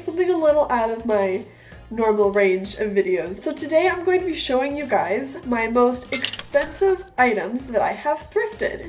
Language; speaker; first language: English; native; English